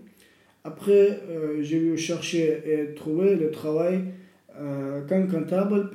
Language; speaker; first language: French; non-native, learner; Russian